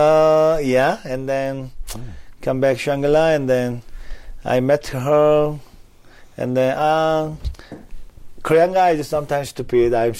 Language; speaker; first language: English; non-native, learner; Korean